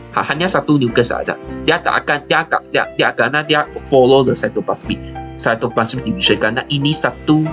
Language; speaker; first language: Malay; non-native, local second language; Chinese